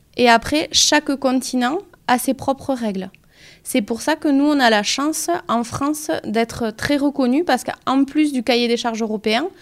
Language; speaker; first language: French; native; French